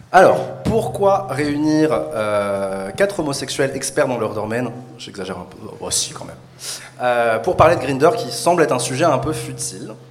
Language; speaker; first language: French; native; French